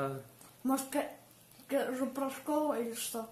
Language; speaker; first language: Russian; early bilingual, heritage; Russian